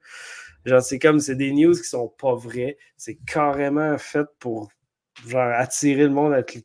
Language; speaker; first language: French; native; French